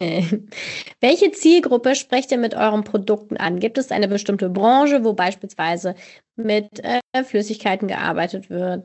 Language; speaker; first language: German; native; German